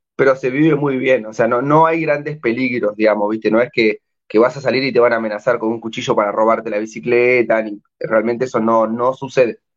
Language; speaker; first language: Spanish; native; Spanish